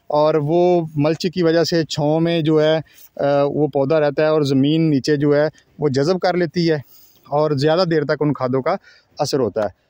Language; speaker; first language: Urdu; non-native, local second language; Punjabi